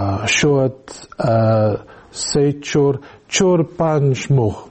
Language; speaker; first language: Tajik; non-native, learner; English